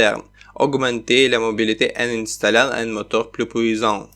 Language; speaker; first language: French; non-native, learner; Ukrainian